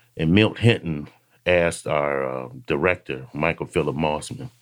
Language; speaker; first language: English; native; English